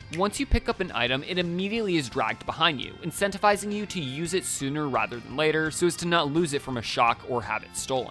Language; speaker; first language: English; native; English